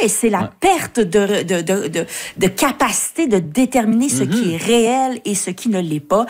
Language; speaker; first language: French; native; French